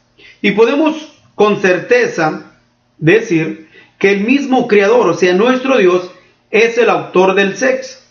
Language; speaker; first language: Spanish; native; Spanish